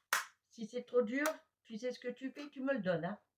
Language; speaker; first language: French; native; French